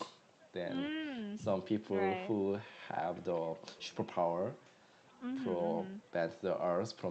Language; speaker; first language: English; non-native, learner; Korean